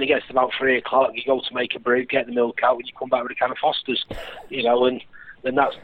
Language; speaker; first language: English; native; English